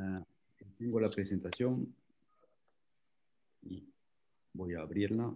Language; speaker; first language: Spanish; non-native, learner; French